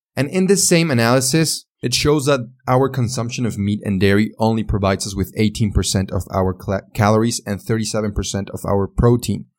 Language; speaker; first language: English; non-native, fluent; Spanish